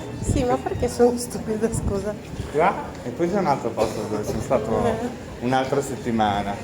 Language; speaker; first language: Italian; non-native, learner; Ukrainian